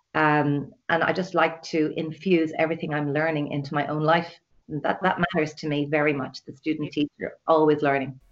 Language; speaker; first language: English; native; English